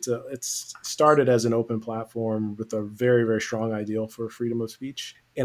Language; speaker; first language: English; native; English